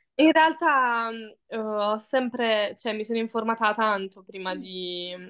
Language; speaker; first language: Italian; native; Italian